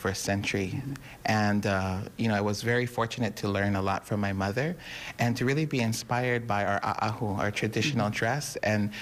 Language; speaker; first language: English; native; English